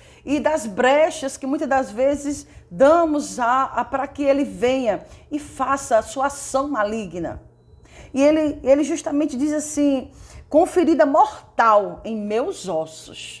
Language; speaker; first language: Portuguese; native; Portuguese